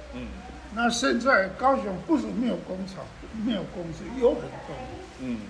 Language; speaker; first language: Chinese; native; Chinese